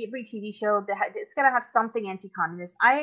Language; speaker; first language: English; non-native, local second language; Urdu